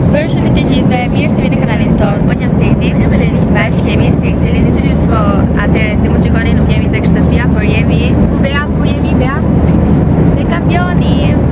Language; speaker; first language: Albanian; early bilingual, heritage; Albanian